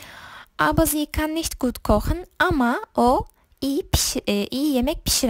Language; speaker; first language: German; non-native, fluent; Turkish